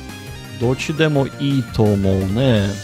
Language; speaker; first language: Japanese; non-native, learner; English